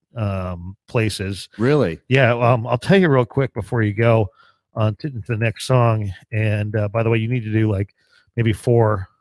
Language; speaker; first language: English; native; English